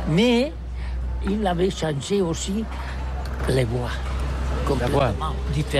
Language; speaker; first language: French; non-native, learner; Catalan